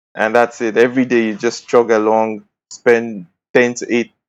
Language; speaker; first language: English; non-native, local second language; Bini